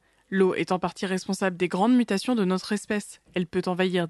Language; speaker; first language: French; native; French